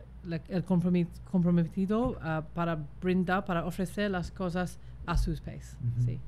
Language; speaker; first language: Spanish; non-native, fluent; English